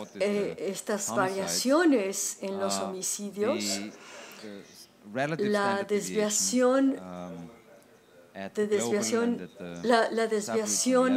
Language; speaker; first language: Spanish; non-native, learner; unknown